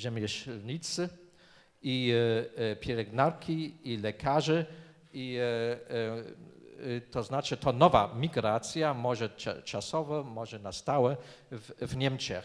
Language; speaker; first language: Polish; non-native, fluent; German